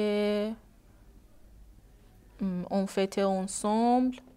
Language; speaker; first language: French; non-native, learner; Persian